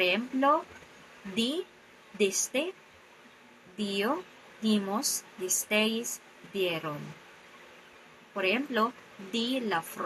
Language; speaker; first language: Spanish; non-native, fluent; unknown